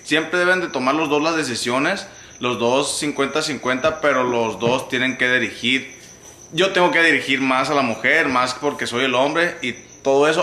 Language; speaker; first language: Spanish; early bilingual, heritage; Spanish